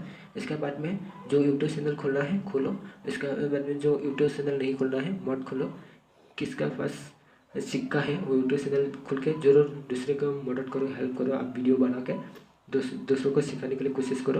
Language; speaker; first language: Hindi; non-native, local second language; Bodo